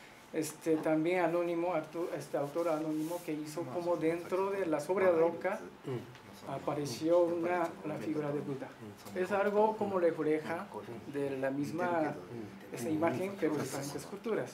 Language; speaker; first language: Spanish; non-native, learner; Japanese